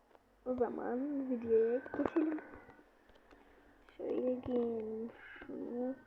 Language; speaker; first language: Turkish; native; Turkish